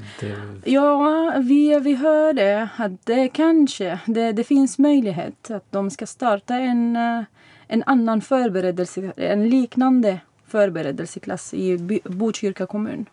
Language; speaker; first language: Swedish; non-native, fluent; Arabic